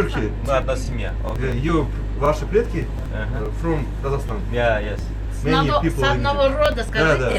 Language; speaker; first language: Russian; non-native, learner; Turkish